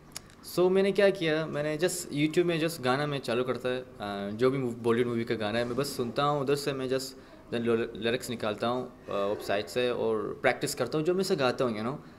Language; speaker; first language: Hindi; non-native, fluent; Arabic